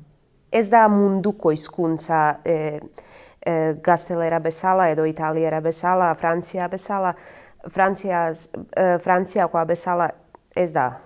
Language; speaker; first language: Basque; non-native, learner; Croatian